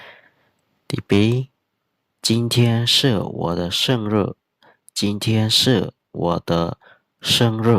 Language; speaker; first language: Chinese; non-native, fluent; Khmer